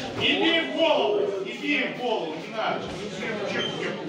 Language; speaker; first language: Russian; native; Russian